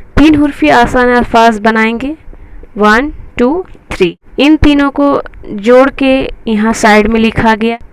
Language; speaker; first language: Hindi; native; Hindi